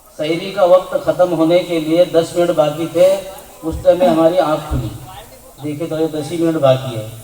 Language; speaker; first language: Urdu; native; Urdu